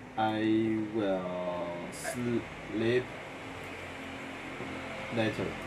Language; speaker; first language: English; non-native, learner; Chinese